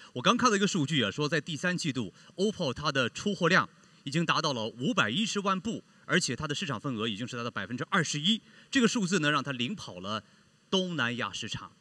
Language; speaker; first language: Chinese; native; Chinese